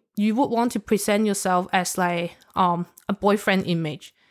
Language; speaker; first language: English; non-native, local second language; Cantonese